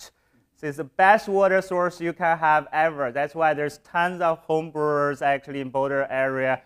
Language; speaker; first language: English; non-native, fluent; Chinese